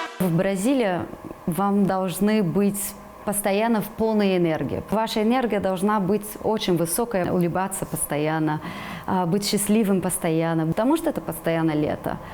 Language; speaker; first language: Russian; non-native, fluent; Portuguese